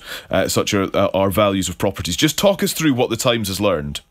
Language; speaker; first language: English; native; English